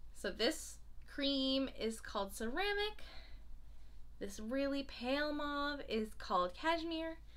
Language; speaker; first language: English; native; English